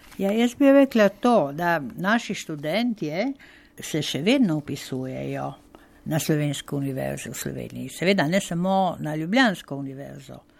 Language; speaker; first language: Slovenian; native; Slovenian